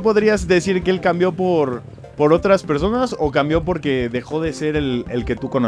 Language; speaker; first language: Spanish; native; Spanish